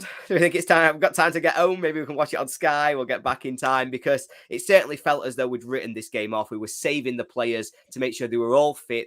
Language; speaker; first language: English; native; English